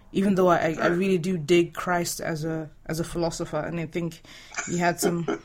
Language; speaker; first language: English; non-native, local second language; Yoruba